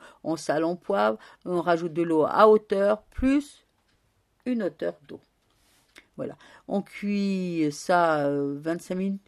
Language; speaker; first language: French; native; French